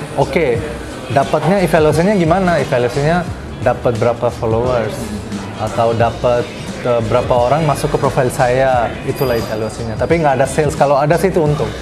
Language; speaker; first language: Indonesian; non-native, fluent; Bangla